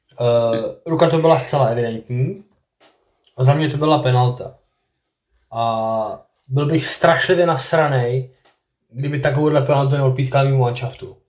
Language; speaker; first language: Czech; native; Czech